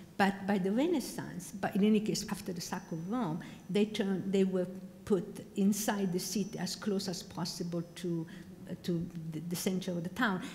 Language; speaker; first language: English; non-native, fluent; Italian